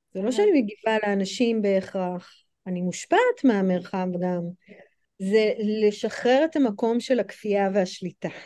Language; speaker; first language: Hebrew; non-native, fluent; English